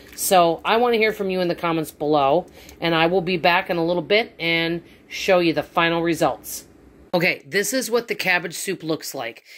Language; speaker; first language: English; native; English